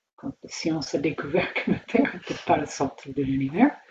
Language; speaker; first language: French; native; French